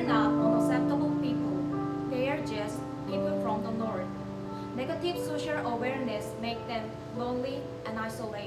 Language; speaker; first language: English; non-native, learner; Korean